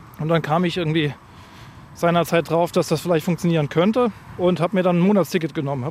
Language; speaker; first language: German; native; German